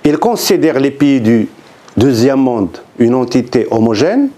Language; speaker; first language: French; non-native, local second language; Arabic